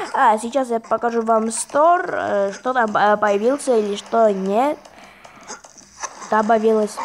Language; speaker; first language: Russian; non-native, fluent; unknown